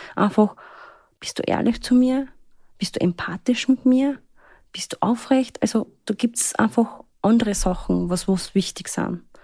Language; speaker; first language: German; early bilingual, other home language; Turkish